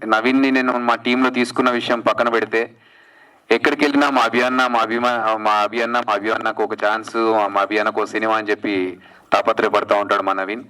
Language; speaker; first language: Telugu; native; Telugu